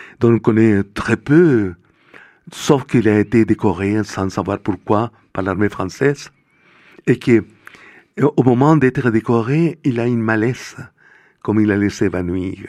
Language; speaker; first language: French; non-native, fluent; Spanish